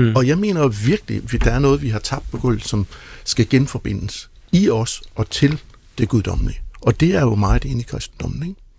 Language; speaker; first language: Danish; native; Danish